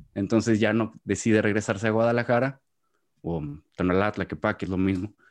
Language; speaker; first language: Spanish; native; Spanish